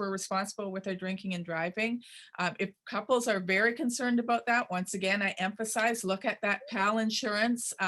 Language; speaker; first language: English; native; English